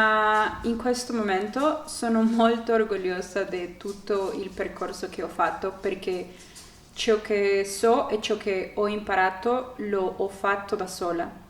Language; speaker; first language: Italian; non-native, learner; Spanish